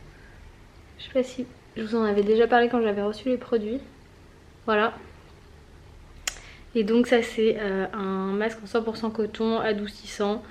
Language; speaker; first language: French; native; French